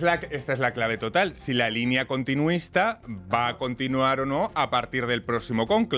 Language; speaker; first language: Spanish; native; Spanish